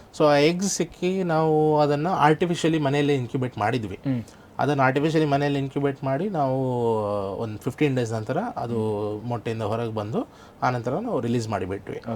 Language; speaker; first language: Kannada; non-native, local second language; Konkani